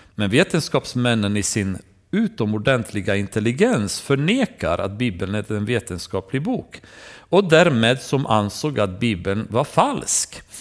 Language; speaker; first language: Swedish; non-native, fluent; Romanian